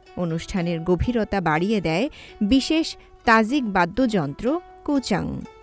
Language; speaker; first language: Bangla; native; Bangla